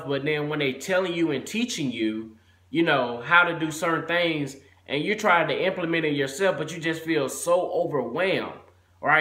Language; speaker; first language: English; native; English